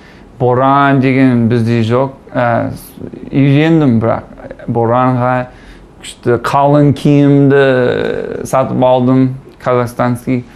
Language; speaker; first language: Kazakh; non-native, learner; English